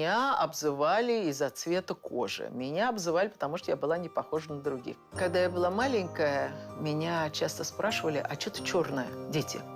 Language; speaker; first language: Russian; native; Russian